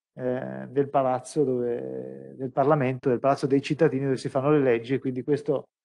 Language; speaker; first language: Italian; native; Italian